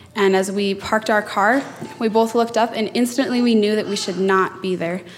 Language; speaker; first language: English; native; English